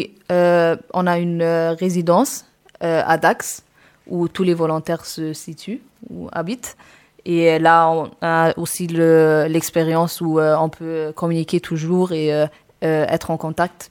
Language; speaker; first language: French; non-native, fluent; Arabic